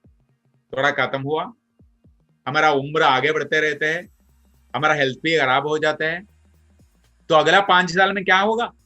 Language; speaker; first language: Hindi; non-native, local second language; Malayalam